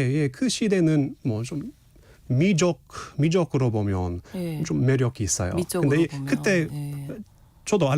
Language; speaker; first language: Korean; non-native, fluent; English